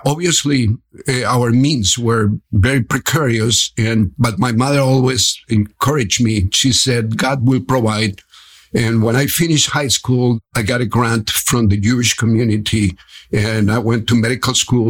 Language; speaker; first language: English; non-native, fluent; Spanish